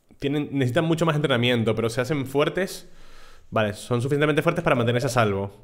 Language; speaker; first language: Spanish; native; Spanish